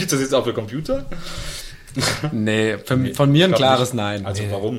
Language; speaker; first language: German; native; German